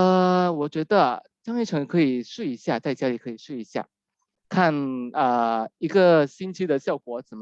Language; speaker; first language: Chinese; non-native, fluent; Indonesian